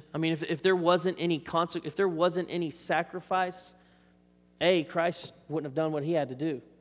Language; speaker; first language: English; native; English